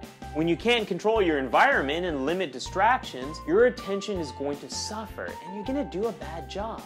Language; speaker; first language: English; native; English